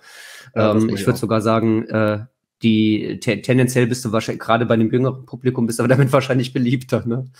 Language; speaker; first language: German; native; German